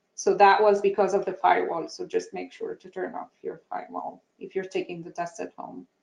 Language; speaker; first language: English; non-native, fluent; Arabic